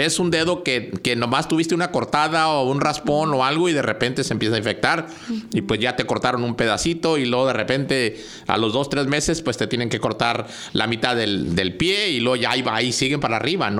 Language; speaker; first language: Spanish; native; Spanish